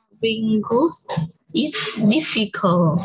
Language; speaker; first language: English; non-native, learner; Vietnamese